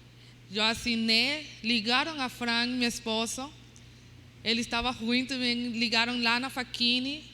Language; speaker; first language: Portuguese; non-native, learner; Spanish